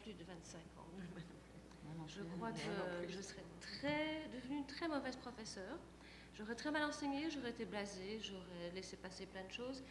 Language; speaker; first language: French; native; French